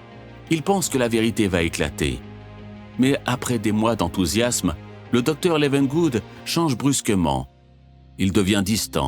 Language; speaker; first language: French; native; French